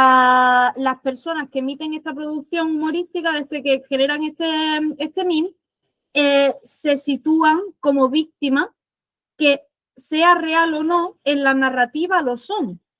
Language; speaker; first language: Spanish; native; Spanish